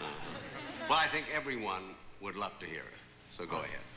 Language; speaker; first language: English; native; English